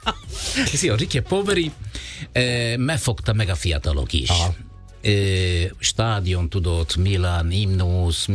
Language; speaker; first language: Hungarian; non-native, fluent; Italian